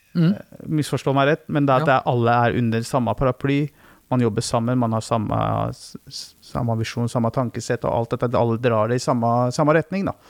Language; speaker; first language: Norwegian; early bilingual, other home language; Persian